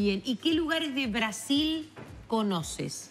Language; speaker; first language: Spanish; native; Spanish